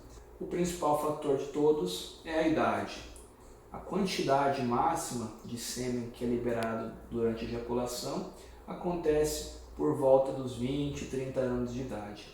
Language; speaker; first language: Portuguese; native; Portuguese